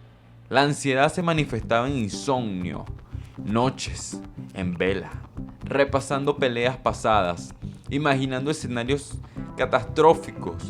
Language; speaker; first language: Spanish; native; Spanish